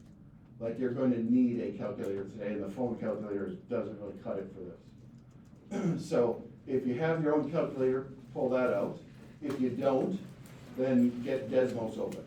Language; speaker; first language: English; native; English